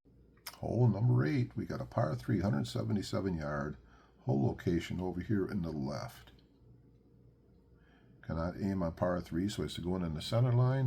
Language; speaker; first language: English; native; English